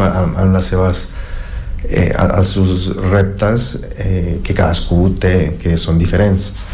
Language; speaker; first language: Catalan; non-native, fluent; Spanish